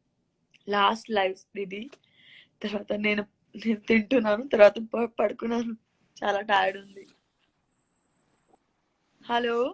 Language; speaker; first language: Telugu; non-native, learner; Gujarati